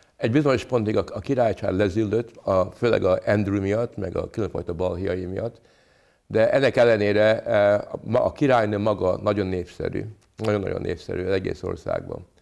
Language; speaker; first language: Hungarian; early bilingual, other home language; English